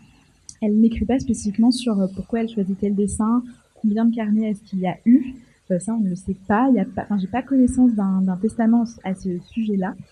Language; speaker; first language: French; native; French